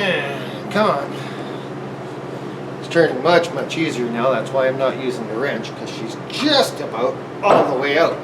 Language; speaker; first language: English; native; English